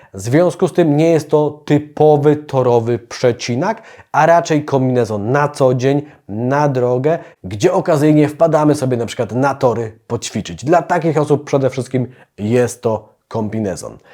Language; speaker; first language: Polish; native; Polish